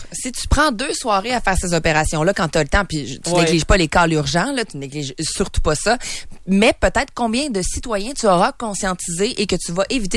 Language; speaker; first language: French; native; French